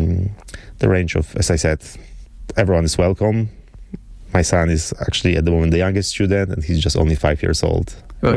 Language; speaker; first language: English; non-native, fluent; Polish